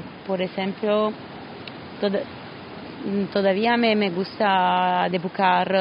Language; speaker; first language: Spanish; non-native, learner; Italian